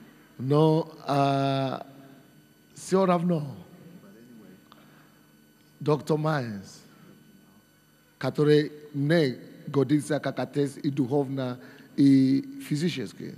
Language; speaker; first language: Russian; non-native, fluent; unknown